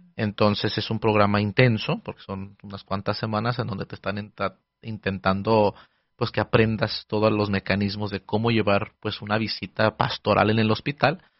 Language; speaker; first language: Spanish; early bilingual, heritage; Spanish